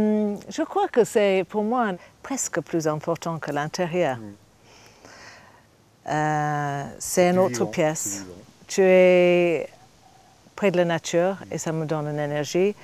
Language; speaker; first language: French; non-native, fluent; English